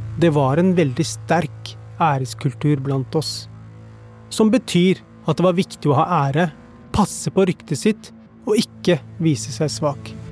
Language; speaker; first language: Norwegian; early bilingual, other home language; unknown